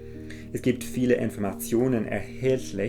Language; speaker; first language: German; non-native, fluent; English